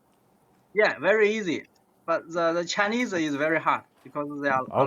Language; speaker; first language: English; non-native, learner; Chinese